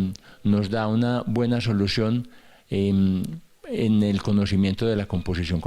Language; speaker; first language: Spanish; native; Spanish